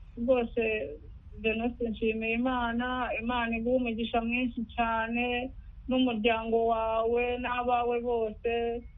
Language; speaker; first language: Kinyarwanda; native; Kinyarwanda